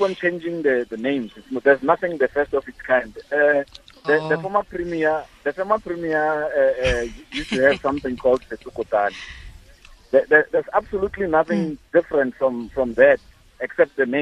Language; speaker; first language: English; non-native, local second language; Tswana